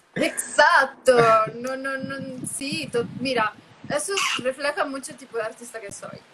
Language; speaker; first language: Spanish; non-native, fluent; Italian